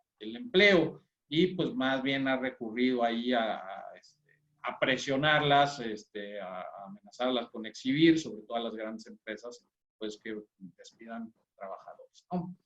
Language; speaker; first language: Spanish; native; Spanish